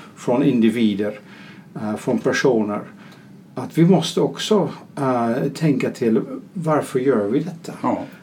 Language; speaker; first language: Swedish; non-native, fluent; Dutch